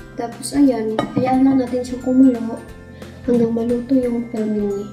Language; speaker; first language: Filipino; non-native, local second language; Waray